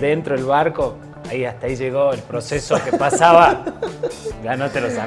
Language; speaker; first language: Spanish; native; Spanish